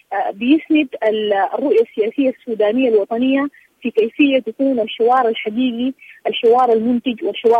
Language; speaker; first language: Arabic; native; Arabic